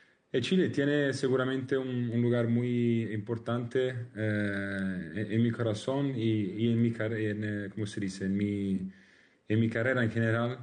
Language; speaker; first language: Spanish; non-native, learner; Italian